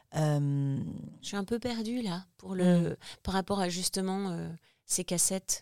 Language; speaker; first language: French; native; French